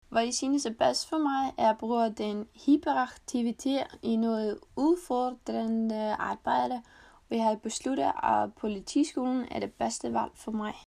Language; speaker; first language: Danish; non-native, learner; Icelandic